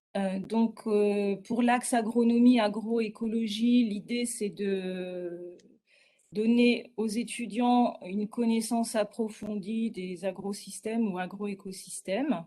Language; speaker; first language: French; native; French